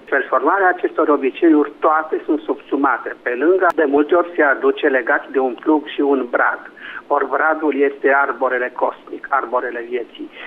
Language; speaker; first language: Romanian; native; Romanian